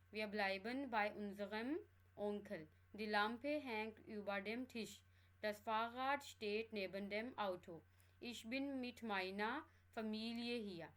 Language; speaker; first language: German; non-native, fluent; Urdu